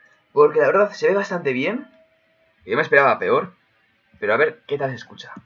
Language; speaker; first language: Spanish; native; Spanish